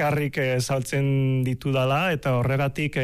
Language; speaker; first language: Basque; non-native, fluent; Cantonese